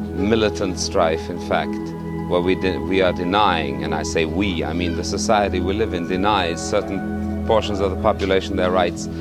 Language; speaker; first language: English; early bilingual, other home language; German